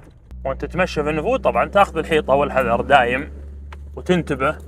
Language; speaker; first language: Arabic; native; Arabic